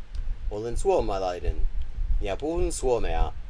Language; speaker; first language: Finnish; non-native, learner; English